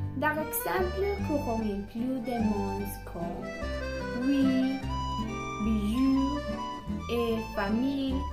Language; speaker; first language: French; non-native, learner; Spanish